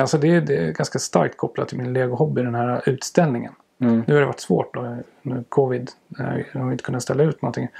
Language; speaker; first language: Swedish; native; Swedish